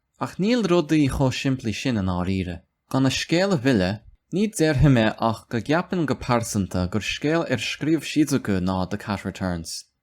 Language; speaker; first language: Irish; non-native, local second language; English